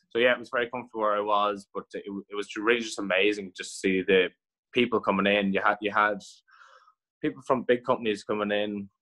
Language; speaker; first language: English; native; English